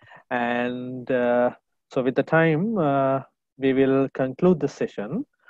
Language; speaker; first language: English; non-native, local second language; Sinhala